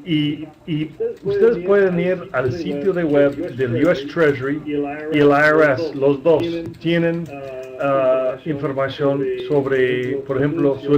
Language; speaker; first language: Spanish; non-native, fluent; English